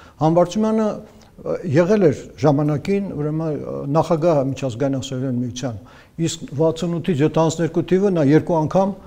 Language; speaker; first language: Armenian; native; Armenian